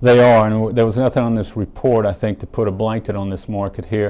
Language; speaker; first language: English; native; English